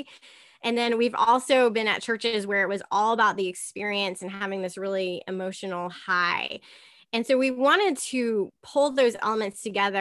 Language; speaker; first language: English; native; English